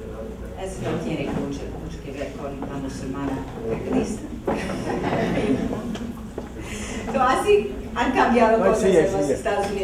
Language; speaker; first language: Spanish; non-native, learner; English